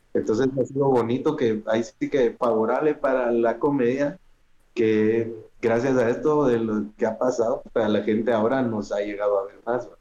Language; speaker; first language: Spanish; native; Spanish